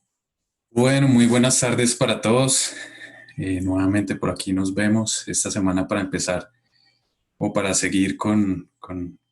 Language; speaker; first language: Spanish; native; Spanish